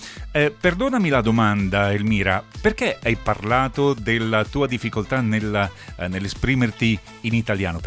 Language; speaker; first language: Italian; native; Italian